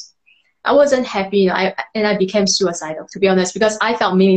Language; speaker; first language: English; non-native, local second language; Chinese